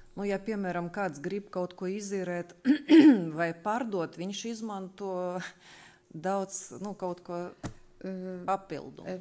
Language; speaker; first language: Latvian; native; Latvian